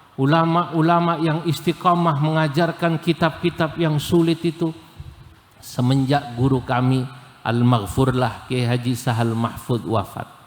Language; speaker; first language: Indonesian; native; Indonesian